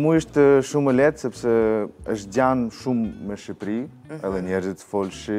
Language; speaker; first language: Albanian; non-native, learner; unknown